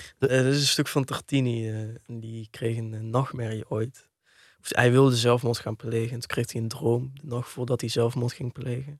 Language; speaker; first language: Dutch; native; Dutch